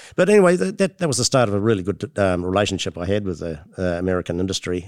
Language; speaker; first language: English; native; English